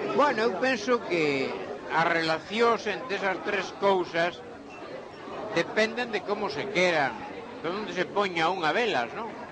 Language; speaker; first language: Galician; non-native, local second language; Spanish